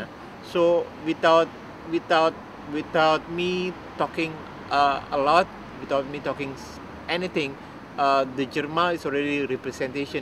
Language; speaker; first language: English; non-native, fluent; Indonesian